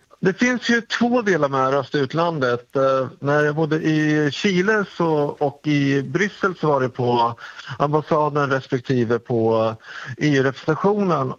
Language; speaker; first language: Swedish; native; Swedish